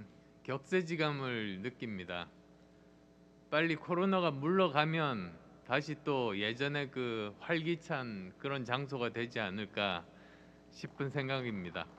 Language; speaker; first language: Korean; native; Korean